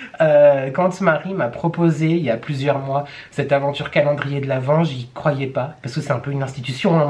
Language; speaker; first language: French; native; French